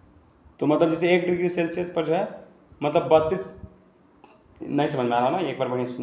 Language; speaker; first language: Hindi; native; Hindi